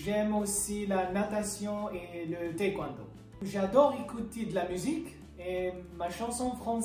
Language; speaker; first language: French; non-native, local second language; Berber languages